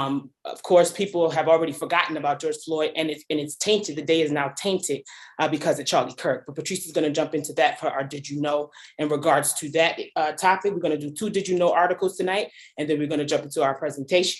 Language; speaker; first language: English; native; English